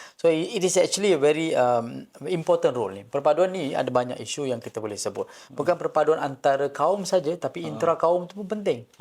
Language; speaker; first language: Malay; non-native, local second language; Tamil